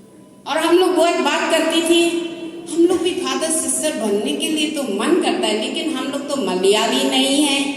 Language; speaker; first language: Hindi; non-native, local second language; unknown